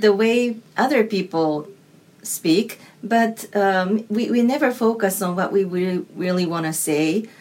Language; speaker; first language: English; non-native, fluent; Japanese